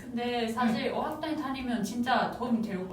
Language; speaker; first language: Korean; non-native, fluent; Japanese